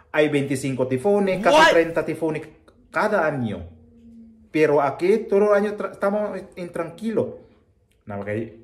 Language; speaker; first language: Spanish; non-native, learner; Filipino